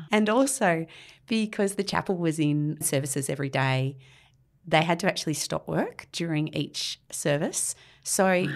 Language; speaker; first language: English; native; English